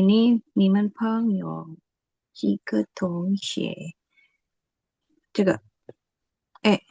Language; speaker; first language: Chinese; non-native, learner; Indonesian